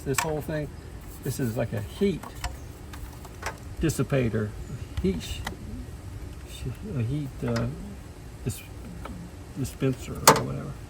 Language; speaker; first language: English; native; English